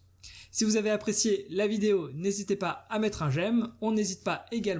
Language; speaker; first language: French; native; French